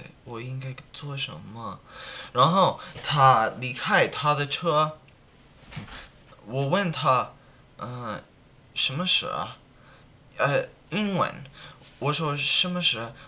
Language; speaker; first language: Chinese; non-native, learner; English